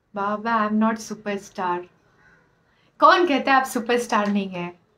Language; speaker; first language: Hindi; native; Hindi